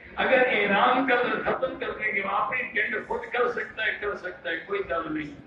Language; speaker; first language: Urdu; native; Urdu